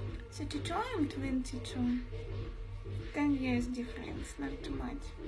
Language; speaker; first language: English; non-native, learner; Russian